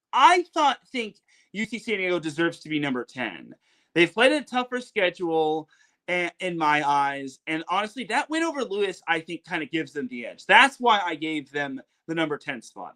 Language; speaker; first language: English; native; English